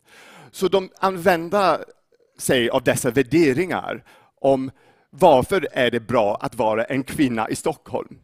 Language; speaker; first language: Swedish; non-native, fluent; English